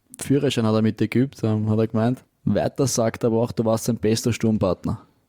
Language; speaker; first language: German; native; German